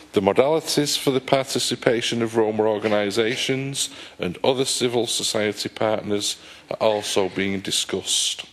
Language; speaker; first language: English; native; English